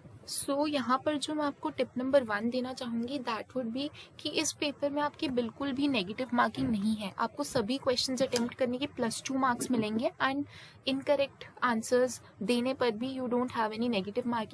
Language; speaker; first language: Hindi; native; Hindi